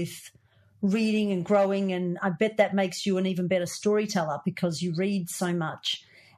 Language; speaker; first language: English; native; English